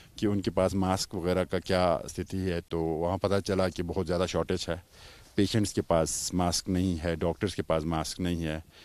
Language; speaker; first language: Hindi; non-native, local second language; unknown